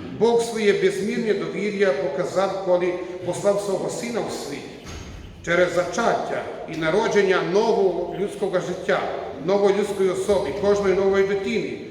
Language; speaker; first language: Ukrainian; non-native, learner; Croatian